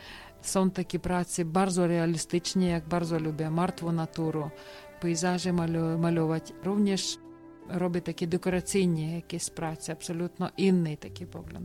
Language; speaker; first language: Polish; non-native, learner; Ukrainian